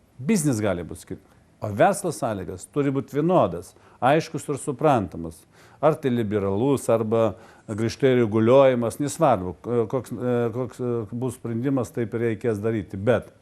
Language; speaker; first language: Lithuanian; non-native, local second language; Russian